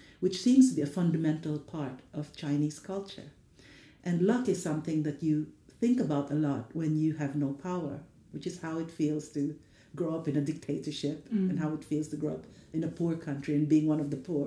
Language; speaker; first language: English; non-native, local second language; Filipino